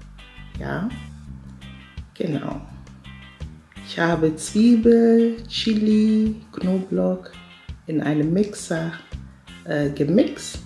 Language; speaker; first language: German; non-native, fluent; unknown